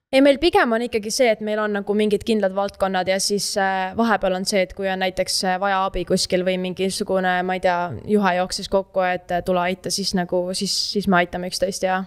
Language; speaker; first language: Estonian; native; Estonian